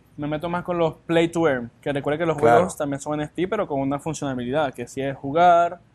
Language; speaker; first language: Spanish; native; Spanish